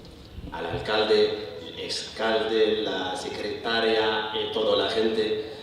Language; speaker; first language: Spanish; non-native, learner; Arabic